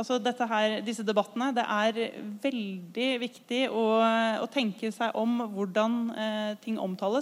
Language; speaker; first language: Norwegian; native; Norwegian